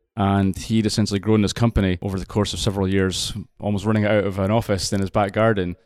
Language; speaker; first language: English; native; English